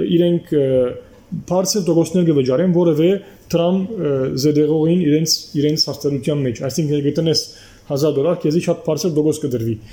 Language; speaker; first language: Armenian; early bilingual, heritage; Armenian